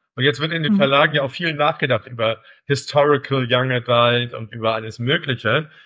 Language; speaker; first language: German; native; German